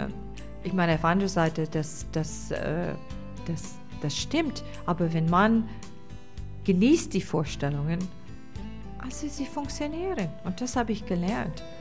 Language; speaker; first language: German; non-native, fluent; English